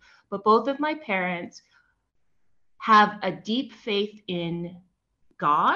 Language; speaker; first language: English; native; English